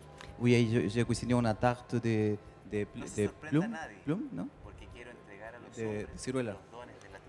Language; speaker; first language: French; non-native, learner; Spanish